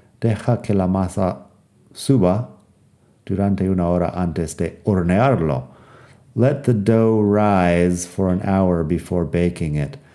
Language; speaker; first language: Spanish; non-native, fluent; English